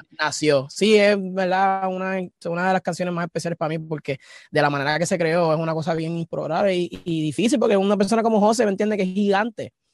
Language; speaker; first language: Spanish; native; Spanish